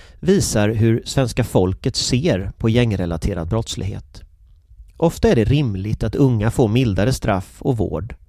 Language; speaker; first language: Swedish; native; Swedish